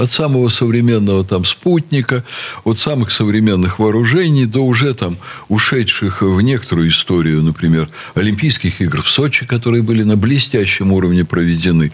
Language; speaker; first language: Russian; native; Russian